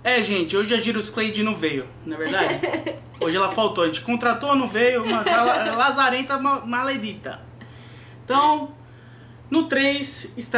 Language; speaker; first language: Portuguese; native; Portuguese